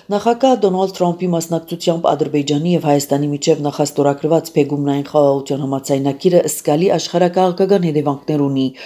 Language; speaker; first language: Armenian; early bilingual, heritage; Armenian